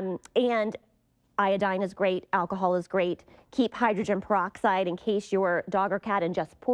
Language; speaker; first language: English; native; English